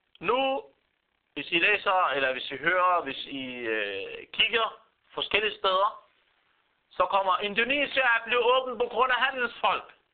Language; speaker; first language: Danish; non-native, fluent; Arabic